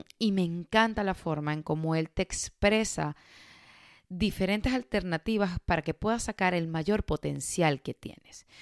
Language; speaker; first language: Spanish; native; Spanish